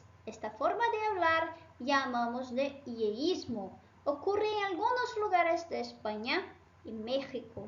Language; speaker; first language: Spanish; non-native, fluent; Portuguese